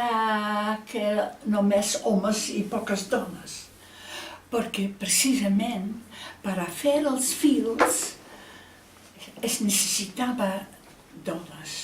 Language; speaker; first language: Catalan; non-native, fluent; Dutch